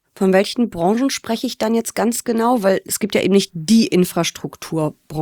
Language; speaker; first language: German; native; German